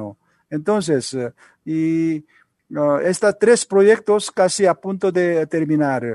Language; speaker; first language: Spanish; non-native, learner; Korean